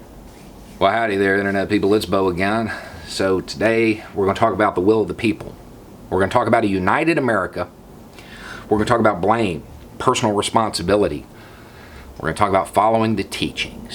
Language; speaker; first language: English; native; English